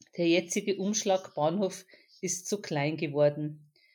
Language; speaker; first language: German; native; German